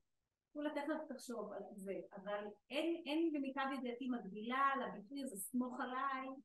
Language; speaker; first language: Hebrew; native; Hebrew